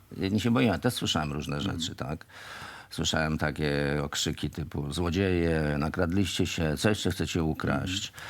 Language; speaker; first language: Polish; native; Polish